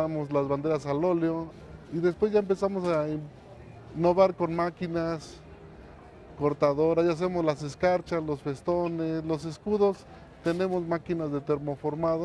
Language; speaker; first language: Spanish; native; Spanish